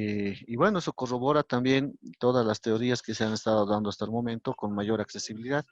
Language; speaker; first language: Spanish; native; Spanish